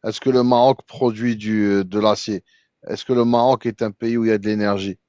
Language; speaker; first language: French; non-native, local second language; Arabic